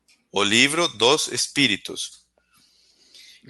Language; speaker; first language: Portuguese; non-native, fluent; Spanish